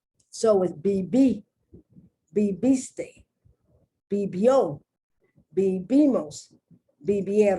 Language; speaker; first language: Spanish; non-native, learner; English